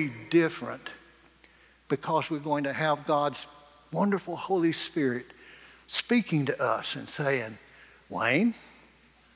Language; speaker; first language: English; native; English